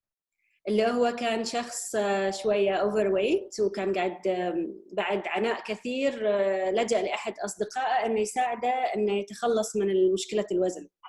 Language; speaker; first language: Arabic; native; Arabic